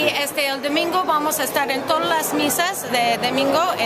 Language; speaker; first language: Spanish; non-native, fluent; English